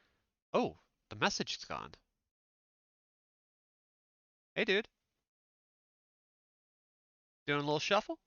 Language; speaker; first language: English; native; English